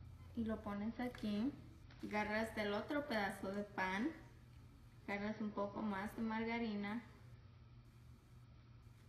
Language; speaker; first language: Spanish; early bilingual, heritage; Spanish